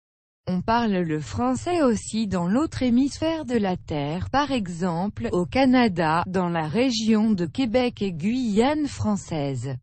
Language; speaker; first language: French; non-native, learner; Russian